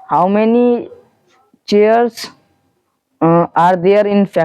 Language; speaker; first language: English; non-native, learner; Hindi